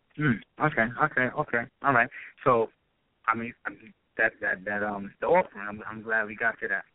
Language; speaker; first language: English; native; English